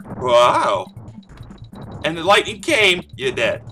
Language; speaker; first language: English; native; English